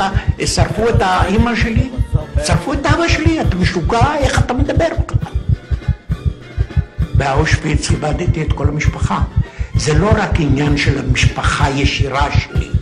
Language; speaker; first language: Hebrew; non-native, fluent; Ladino